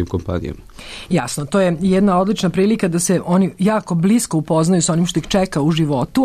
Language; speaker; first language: Serbian; native; Serbian